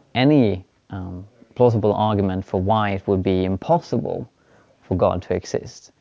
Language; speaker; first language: English; non-native, fluent; Swedish